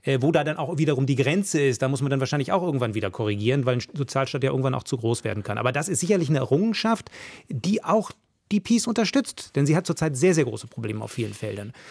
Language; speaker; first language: German; native; German